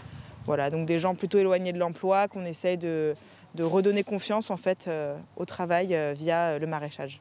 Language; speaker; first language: French; native; French